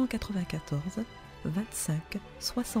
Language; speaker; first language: French; native; French